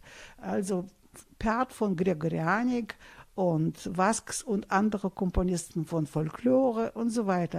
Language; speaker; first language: German; non-native, fluent; Russian